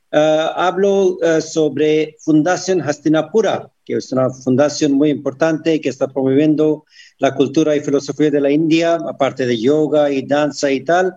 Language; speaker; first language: Spanish; non-native, fluent; Hindi